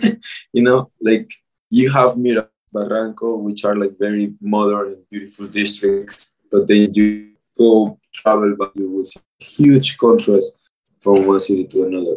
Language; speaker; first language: English; non-native, fluent; Spanish